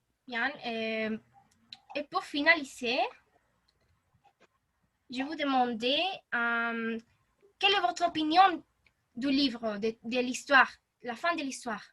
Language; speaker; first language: French; non-native, learner; Spanish